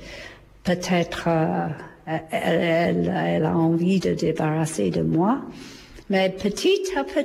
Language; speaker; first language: French; non-native, fluent; English